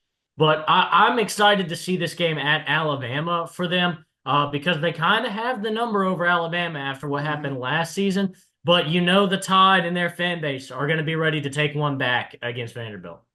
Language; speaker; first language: English; native; English